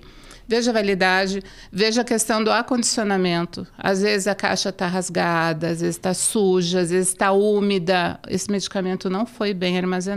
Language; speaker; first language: Portuguese; native; Portuguese